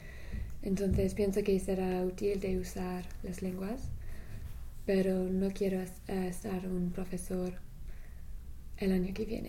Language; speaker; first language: Spanish; non-native, learner; English